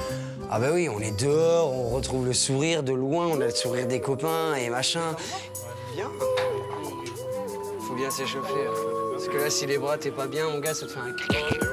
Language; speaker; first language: French; native; French